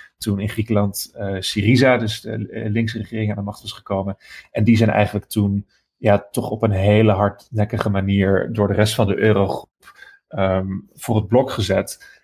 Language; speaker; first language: Dutch; native; Dutch